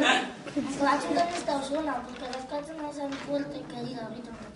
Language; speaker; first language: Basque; non-native, local second language; Spanish